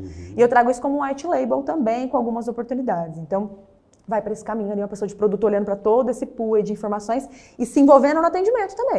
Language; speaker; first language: Portuguese; native; Portuguese